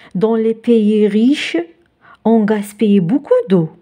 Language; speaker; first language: French; non-native, local second language; Arabic